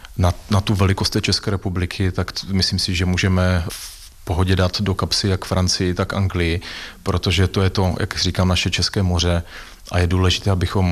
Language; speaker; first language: Czech; native; Czech